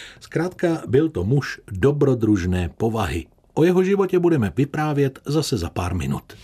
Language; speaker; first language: Czech; native; Czech